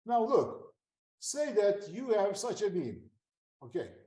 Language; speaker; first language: English; non-native, fluent; Turkish